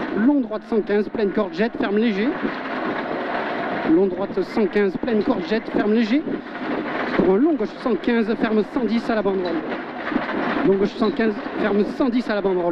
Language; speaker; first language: French; native; French